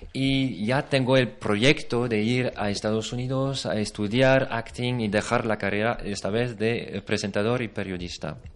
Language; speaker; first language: Spanish; non-native, fluent; French